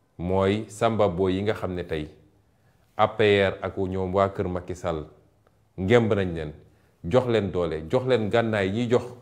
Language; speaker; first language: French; non-native, local second language; Wolof